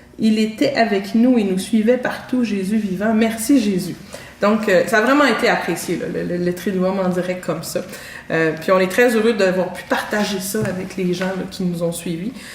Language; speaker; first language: French; native; French